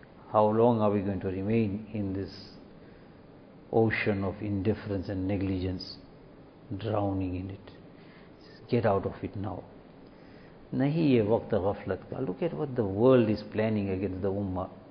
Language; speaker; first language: English; native; English